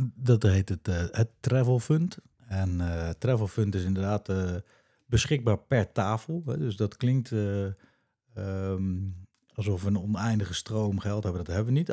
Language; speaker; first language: Dutch; native; Dutch